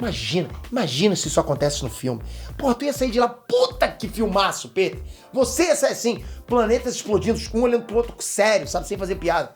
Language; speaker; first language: Portuguese; native; Portuguese